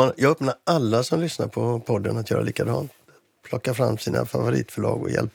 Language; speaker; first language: Swedish; native; Swedish